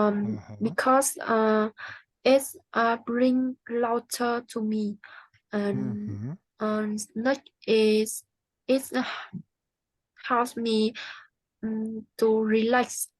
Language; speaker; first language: English; non-native, learner; Vietnamese